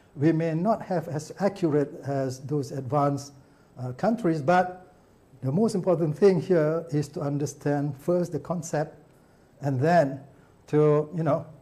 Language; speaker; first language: English; non-native, local second language; Malay